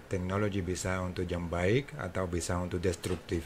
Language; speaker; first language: Indonesian; non-native, fluent; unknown